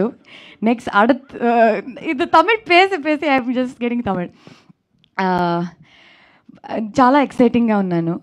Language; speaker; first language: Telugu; non-native, learner; Kannada